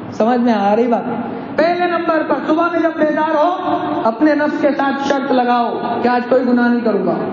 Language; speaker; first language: Urdu; non-native, local second language; Gujarati